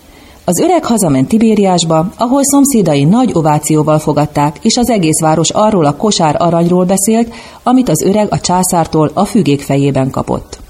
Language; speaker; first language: Hungarian; native; Hungarian